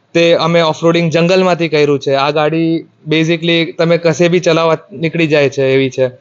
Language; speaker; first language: Gujarati; non-native, local second language; Marathi